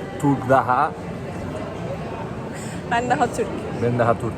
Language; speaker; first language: Turkish; non-native, learner; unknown